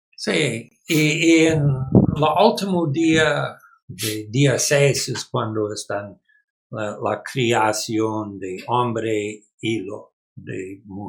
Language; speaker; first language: Spanish; non-native, learner; English